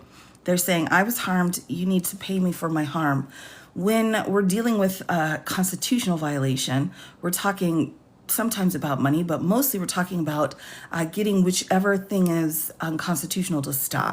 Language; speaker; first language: English; native; English